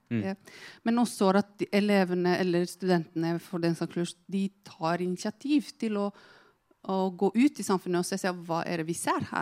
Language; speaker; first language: Norwegian; non-native, fluent; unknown